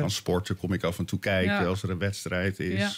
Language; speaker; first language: Dutch; native; Dutch